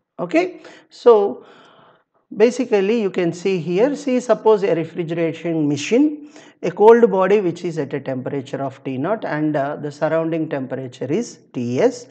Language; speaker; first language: English; non-native, local second language; Telugu